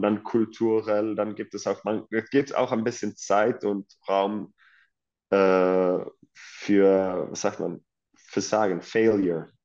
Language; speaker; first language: German; non-native, fluent; Swedish